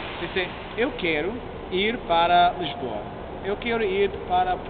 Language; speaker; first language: Portuguese; non-native, learner; English